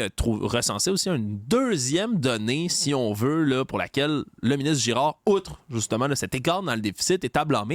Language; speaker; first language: French; native; French